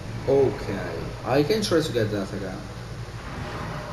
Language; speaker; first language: English; non-native, learner; Italian